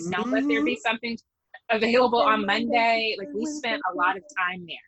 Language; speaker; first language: English; native; English